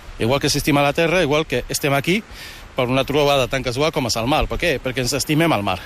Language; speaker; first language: Catalan; early bilingual, other home language; Arabic